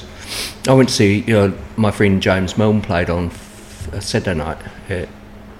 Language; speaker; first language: English; native; English